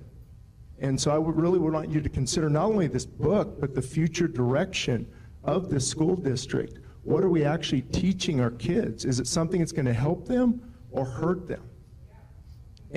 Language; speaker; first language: English; native; English